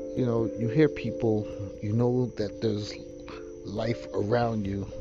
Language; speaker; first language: English; native; English